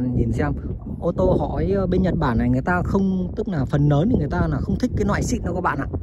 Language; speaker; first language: Vietnamese; native; Vietnamese